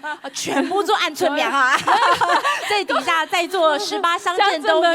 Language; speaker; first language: Chinese; native; Chinese